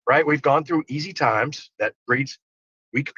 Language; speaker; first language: English; native; English